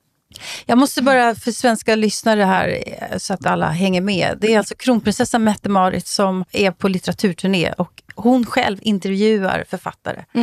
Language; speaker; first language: Swedish; native; Swedish